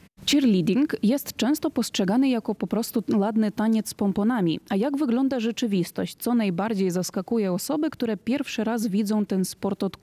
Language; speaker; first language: Polish; native; Polish